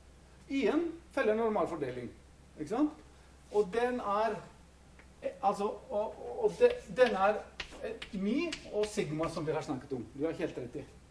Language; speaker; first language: Norwegian; non-native, fluent; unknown